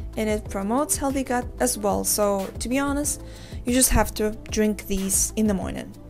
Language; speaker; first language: English; non-native, fluent; Uzbek